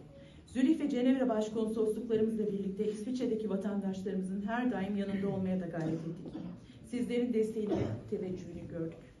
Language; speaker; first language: Turkish; native; Turkish